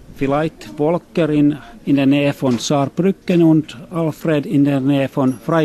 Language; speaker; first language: German; non-native, fluent; Finnish